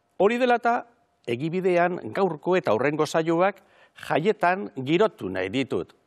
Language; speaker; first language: Basque; native; Basque